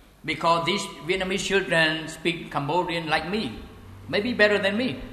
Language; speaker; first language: English; non-native, fluent; Khmer